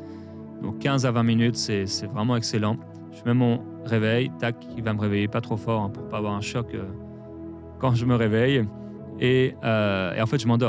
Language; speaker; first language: French; native; French